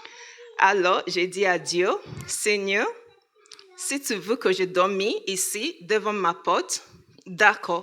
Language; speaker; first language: French; non-native, learner; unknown